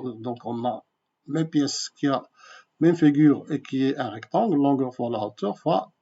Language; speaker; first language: French; non-native, local second language; Arabic